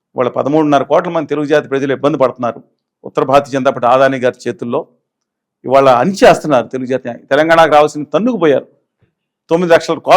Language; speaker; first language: Telugu; native; Telugu